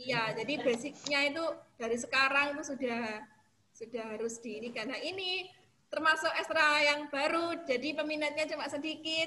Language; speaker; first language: Indonesian; native; Indonesian